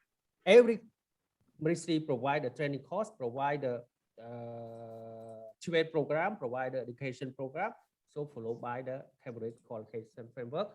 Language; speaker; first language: English; non-native, learner; Khmer